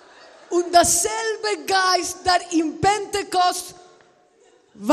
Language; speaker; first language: German; non-native, learner; Spanish